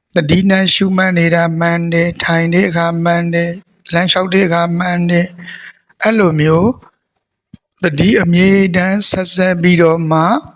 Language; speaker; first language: Burmese; native; Burmese